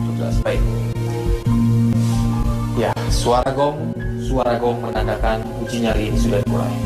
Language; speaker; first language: Indonesian; native; Indonesian